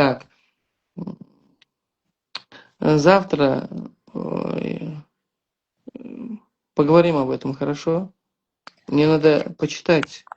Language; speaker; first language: Russian; non-native, local second language; Uzbek